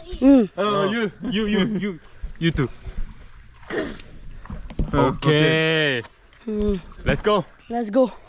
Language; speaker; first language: English; non-native, learner; Korean